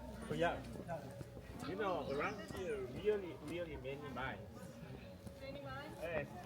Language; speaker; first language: English; non-native, fluent; Korean